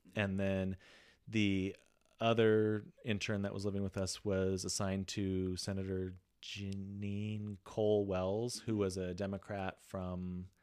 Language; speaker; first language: English; native; English